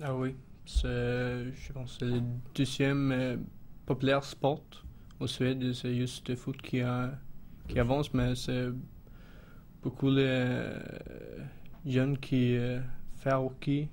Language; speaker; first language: French; non-native, learner; Swedish